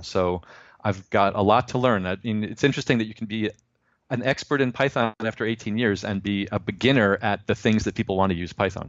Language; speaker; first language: English; native; English